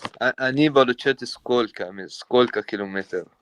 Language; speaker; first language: Russian; non-native, learner; Arabic